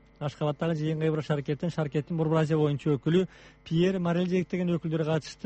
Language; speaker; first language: Kyrgyz; native; Kyrgyz